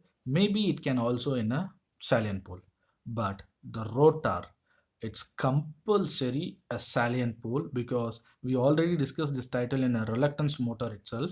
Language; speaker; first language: English; non-native, local second language; Tamil